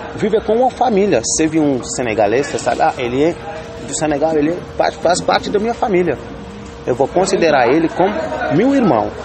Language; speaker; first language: Portuguese; non-native, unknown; Wolof